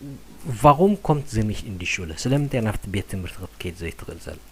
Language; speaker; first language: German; non-native, fluent; Tigrinya